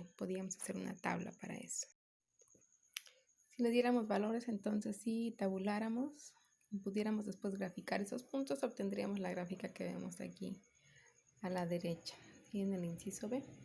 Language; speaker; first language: Spanish; native; Spanish